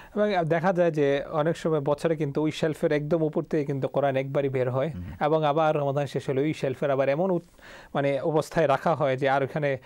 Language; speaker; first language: Bangla; early bilingual, heritage; Bangla